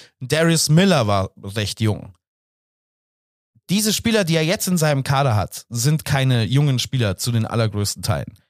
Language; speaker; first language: German; native; German